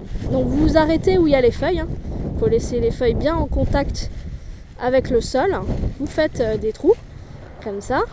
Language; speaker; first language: French; native; French